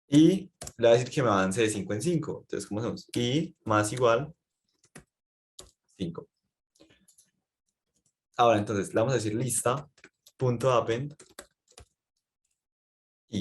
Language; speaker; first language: Spanish; native; Spanish